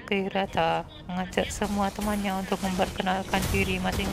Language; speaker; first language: Indonesian; native; Indonesian